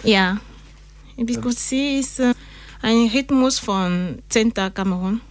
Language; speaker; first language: German; non-native, learner; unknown